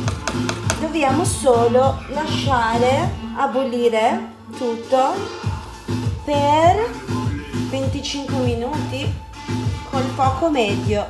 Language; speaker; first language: Italian; early bilingual, other home language; Filipino